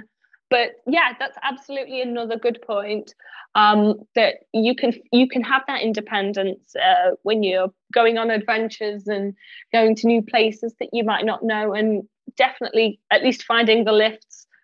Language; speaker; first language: English; native; English